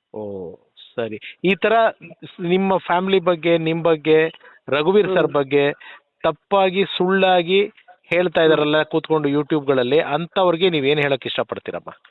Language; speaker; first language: Kannada; native; Kannada